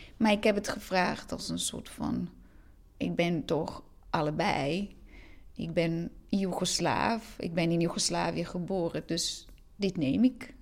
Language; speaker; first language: Dutch; non-native, fluent; Croatian